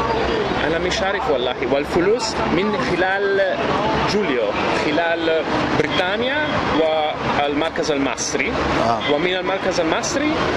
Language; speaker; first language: Arabic; non-native, fluent; Italian